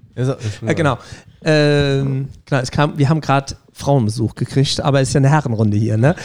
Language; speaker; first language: German; native; German